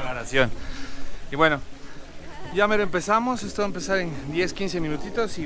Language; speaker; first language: Spanish; native; Spanish